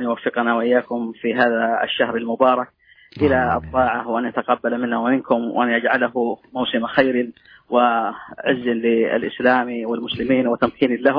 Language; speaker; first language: Arabic; native; Arabic